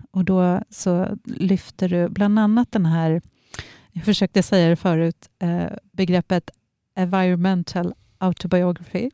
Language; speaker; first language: Swedish; native; Swedish